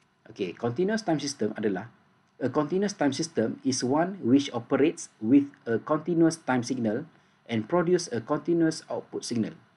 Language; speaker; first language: English; non-native, local second language; Malay